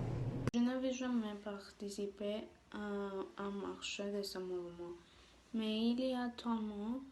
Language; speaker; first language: French; non-native, learner; Spanish